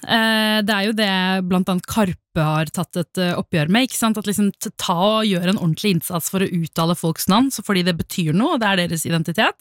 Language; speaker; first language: Norwegian; early bilingual, other home language; Tamil